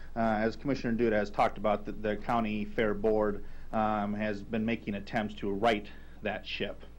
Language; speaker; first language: English; native; English